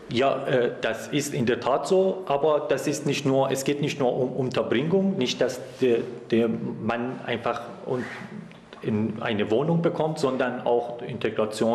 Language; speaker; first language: German; non-native, fluent; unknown